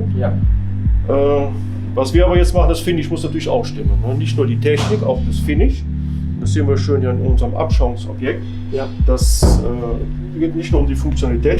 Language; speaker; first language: German; native; German